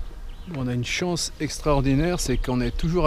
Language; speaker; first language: French; native; French